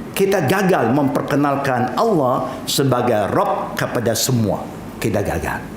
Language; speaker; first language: Malay; non-native, local second language; Chinese